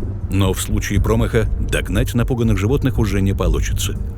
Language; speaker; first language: Russian; native; Russian